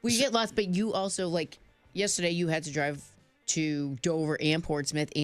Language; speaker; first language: English; native; English